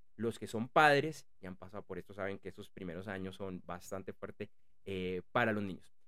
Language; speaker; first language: Spanish; native; Spanish